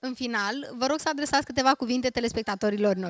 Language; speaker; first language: Romanian; native; Romanian